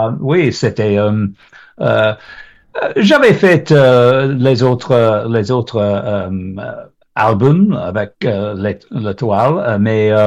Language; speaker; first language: French; non-native, learner; English